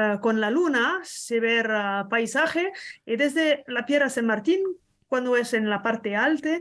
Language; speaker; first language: Spanish; non-native, learner; French